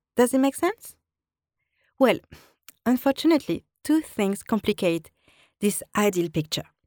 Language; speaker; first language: English; non-native, fluent; French